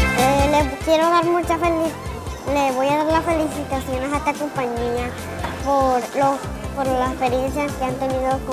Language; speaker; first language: Spanish; non-native, learner; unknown